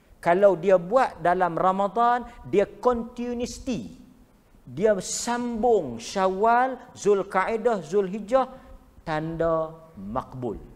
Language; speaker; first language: Malay; native; Malay